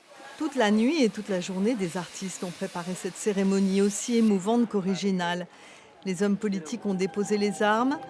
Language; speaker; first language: French; native; French